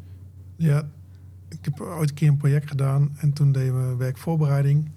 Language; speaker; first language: Dutch; native; Dutch